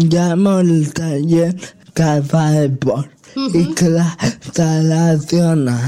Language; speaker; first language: Catalan; non-native, local second language; Spanish